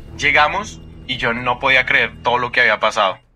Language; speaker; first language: Spanish; native; Spanish